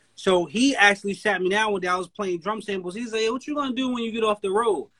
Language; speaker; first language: English; native; English